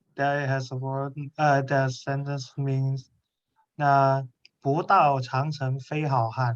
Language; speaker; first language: English; non-native, learner; Chinese